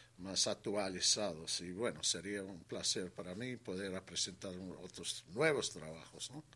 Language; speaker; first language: Spanish; non-native, fluent; English